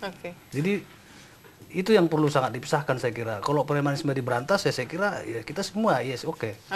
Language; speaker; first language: Indonesian; native; Indonesian